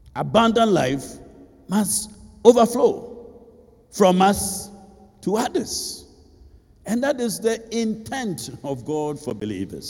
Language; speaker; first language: English; non-native, local second language; Akan